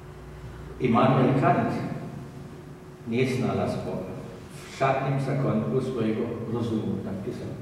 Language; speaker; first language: Polish; non-native, learner; German